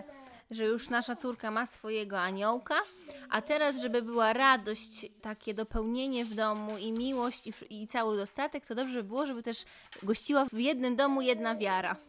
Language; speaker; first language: Polish; non-native, local second language; Russian